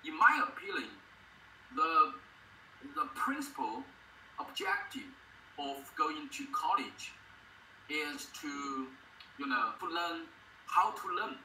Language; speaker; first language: English; non-native, fluent; Chinese